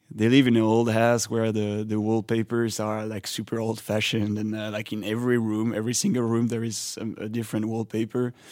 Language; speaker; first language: English; non-native, fluent; French